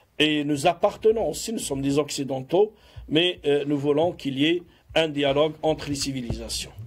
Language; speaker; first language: French; non-native, local second language; Arabic